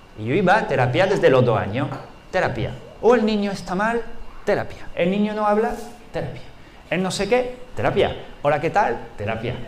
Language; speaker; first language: Spanish; non-native, fluent; French